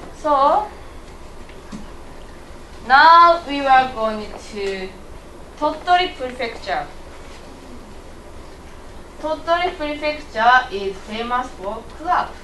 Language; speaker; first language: English; non-native, learner; Japanese